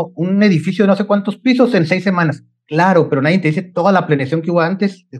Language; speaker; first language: Spanish; native; Spanish